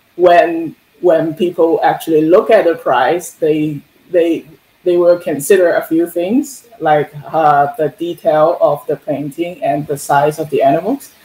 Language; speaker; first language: English; non-native, fluent; Chinese